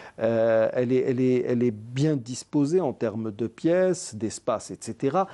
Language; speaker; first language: French; non-native, local second language; Arabic